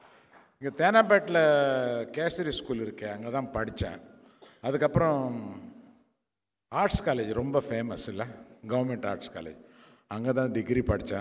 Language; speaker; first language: Tamil; non-native, local second language; Telugu